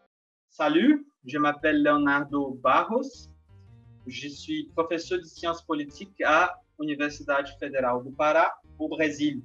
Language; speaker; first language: French; non-native, fluent; Portuguese